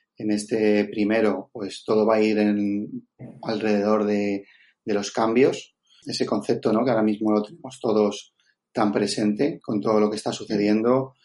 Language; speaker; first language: Spanish; native; Spanish